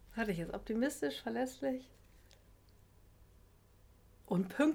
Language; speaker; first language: German; native; German